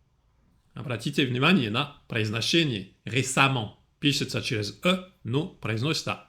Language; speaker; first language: Russian; non-native, fluent; French